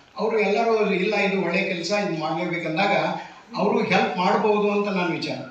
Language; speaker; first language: Kannada; native; Kannada